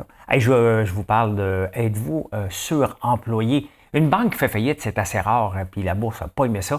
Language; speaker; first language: French; native; French